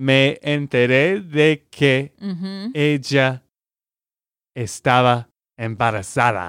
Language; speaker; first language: Spanish; non-native, learner; English